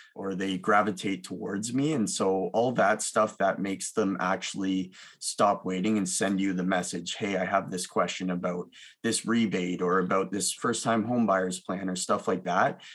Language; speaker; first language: English; native; English